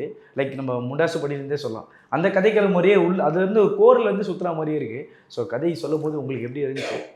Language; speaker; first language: Tamil; native; Tamil